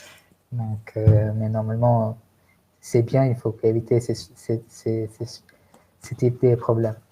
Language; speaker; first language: French; non-native, fluent; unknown